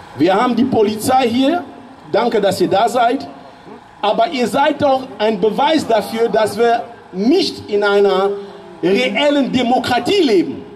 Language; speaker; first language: German; early bilingual, other home language; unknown